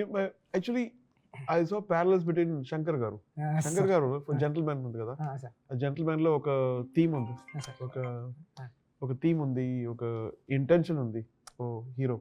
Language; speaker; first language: Telugu; non-native, learner; Tamil